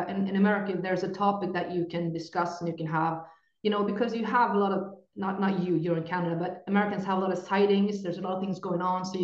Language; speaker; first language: English; non-native, fluent; Norwegian